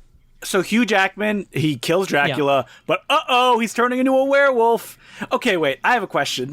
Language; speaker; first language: English; native; English